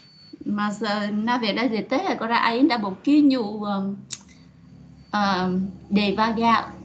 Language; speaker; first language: Portuguese; non-native, learner; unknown